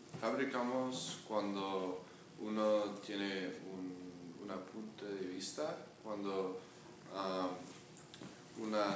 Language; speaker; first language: Spanish; non-native, learner; English